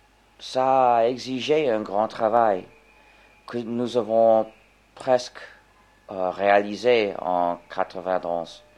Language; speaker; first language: French; non-native, fluent; English